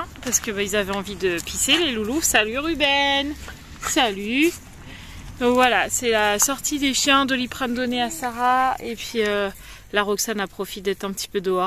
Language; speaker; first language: French; native; French